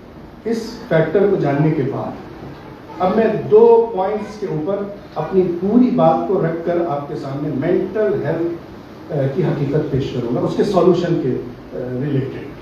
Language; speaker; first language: Urdu; native; Urdu